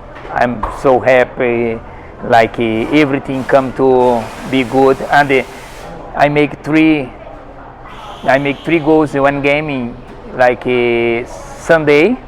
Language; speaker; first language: English; non-native, learner; Portuguese